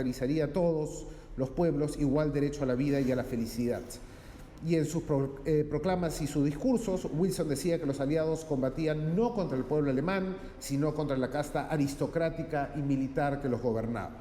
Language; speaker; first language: Spanish; native; Spanish